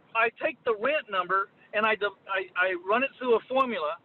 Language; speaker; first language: English; native; English